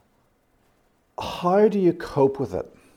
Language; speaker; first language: English; native; English